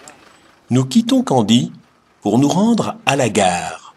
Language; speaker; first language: French; native; French